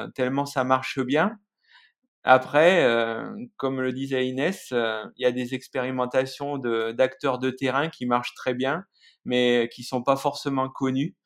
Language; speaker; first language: French; native; French